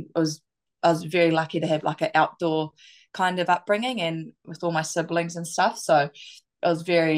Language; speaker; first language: English; native; English